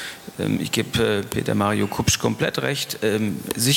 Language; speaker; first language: German; native; German